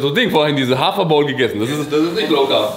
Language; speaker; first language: German; native; German